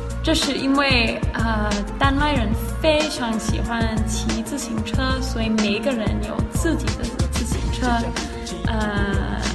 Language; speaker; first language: Chinese; non-native, learner; Danish